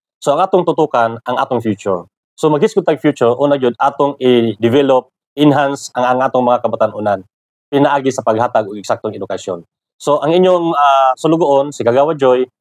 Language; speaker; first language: Cebuano; non-native, local second language; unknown